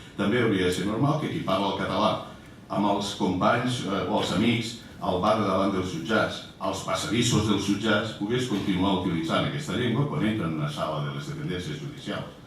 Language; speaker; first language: Catalan; native; Catalan